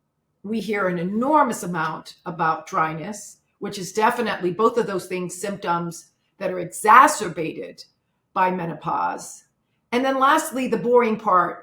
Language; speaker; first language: English; native; English